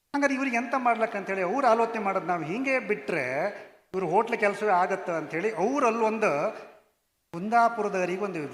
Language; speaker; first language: Kannada; non-native, local second language; Konkani